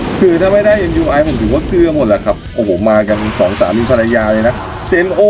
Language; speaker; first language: Thai; native; Thai